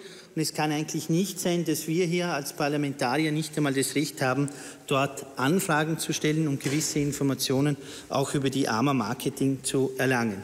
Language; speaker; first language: German; native; German